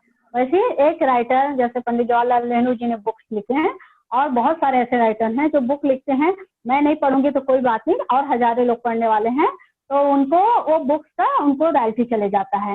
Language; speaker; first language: Hindi; native; Hindi